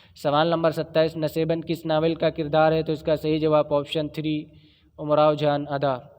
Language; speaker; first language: Urdu; native; Urdu